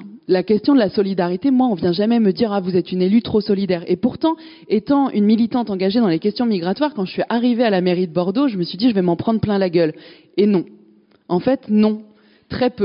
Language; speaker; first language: French; native; French